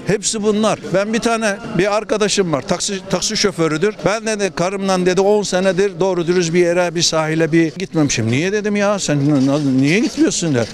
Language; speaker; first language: Turkish; native; Turkish